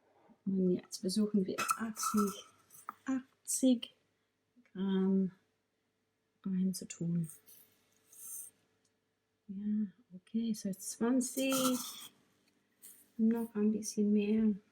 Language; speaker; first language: German; non-native, fluent; English